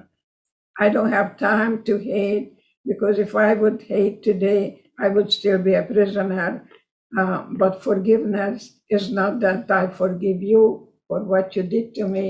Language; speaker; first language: English; non-native, fluent; Hungarian